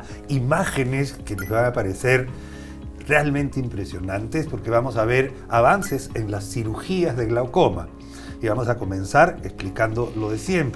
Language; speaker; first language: Spanish; native; Spanish